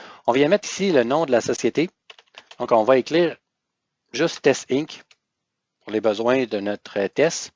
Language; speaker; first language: French; native; French